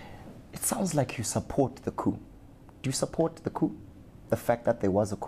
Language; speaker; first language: English; non-native, learner; Bambara